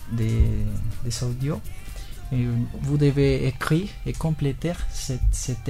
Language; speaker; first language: French; non-native, learner; Spanish